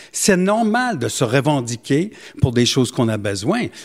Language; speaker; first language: French; non-native, local second language; English